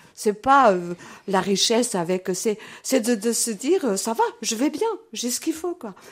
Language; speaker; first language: French; early bilingual, other home language; Portuguese